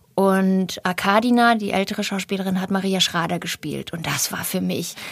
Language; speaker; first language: German; early bilingual, other home language; Russian